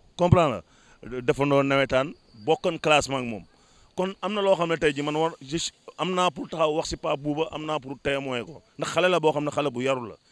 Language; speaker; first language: Wolof; native; Wolof